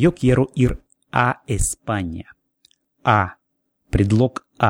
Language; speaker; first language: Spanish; non-native, fluent; Russian